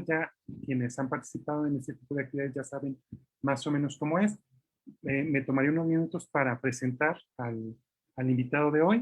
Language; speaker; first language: Spanish; native; Spanish